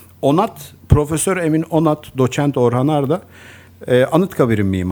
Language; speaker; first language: Turkish; native; Turkish